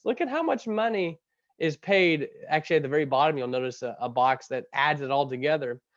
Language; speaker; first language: English; native; English